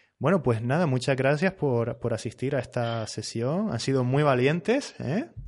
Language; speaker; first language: Spanish; native; Spanish